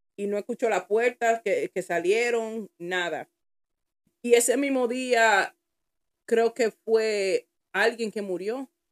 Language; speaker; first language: Spanish; early bilingual, heritage; Spanish